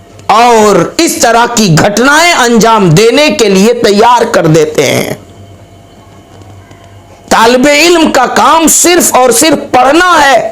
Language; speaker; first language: Urdu; native; Urdu